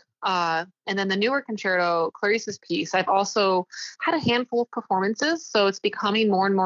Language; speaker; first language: English; native; English